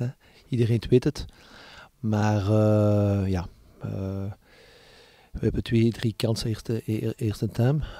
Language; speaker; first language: Dutch; non-native, local second language; French